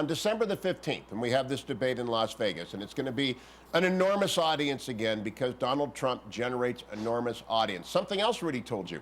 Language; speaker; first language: English; native; English